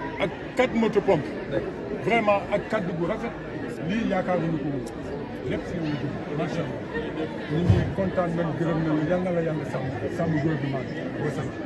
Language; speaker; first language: Wolof; native; Wolof